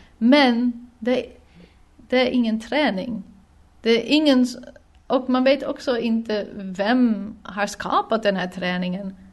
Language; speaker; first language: Swedish; non-native, fluent; Dutch